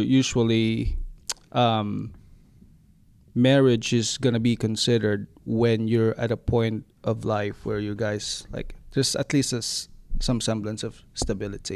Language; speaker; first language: English; non-native, local second language; Waray